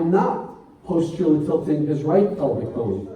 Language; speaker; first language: English; native; English